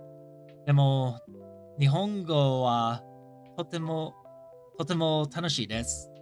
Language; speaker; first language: Japanese; non-native, learner; English